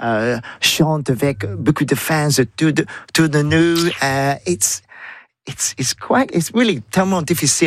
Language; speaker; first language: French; non-native, learner; English